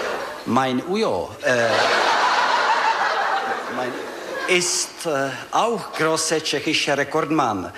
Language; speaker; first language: German; non-native, learner; Czech